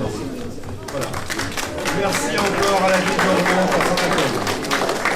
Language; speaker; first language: French; native; French